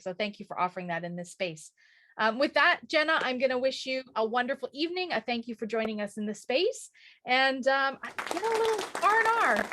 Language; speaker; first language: English; native; English